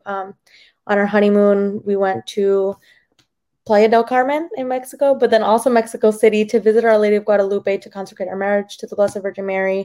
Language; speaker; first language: English; early bilingual, other home language; Spanish